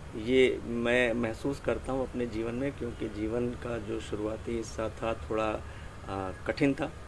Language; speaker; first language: Hindi; native; Hindi